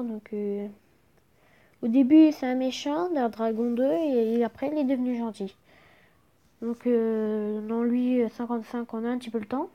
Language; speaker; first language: French; native; French